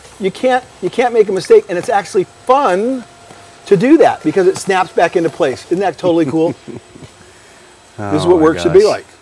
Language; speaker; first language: English; native; English